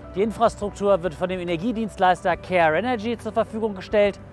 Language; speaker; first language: German; native; German